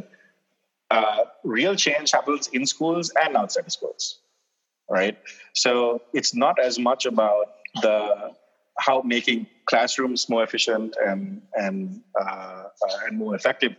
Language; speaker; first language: English; non-native, local second language; Sinhala